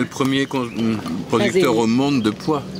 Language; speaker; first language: French; native; French